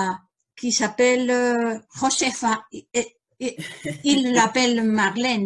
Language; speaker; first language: French; non-native, learner; Spanish